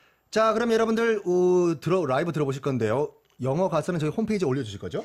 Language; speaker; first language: Korean; native; Korean